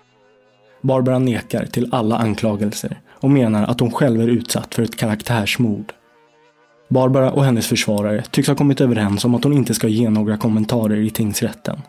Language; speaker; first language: Swedish; native; Swedish